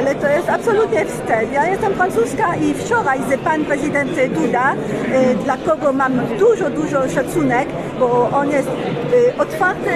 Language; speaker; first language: Polish; non-native, learner; French